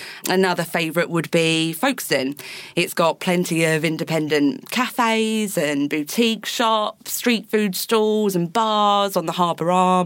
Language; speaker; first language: English; native; English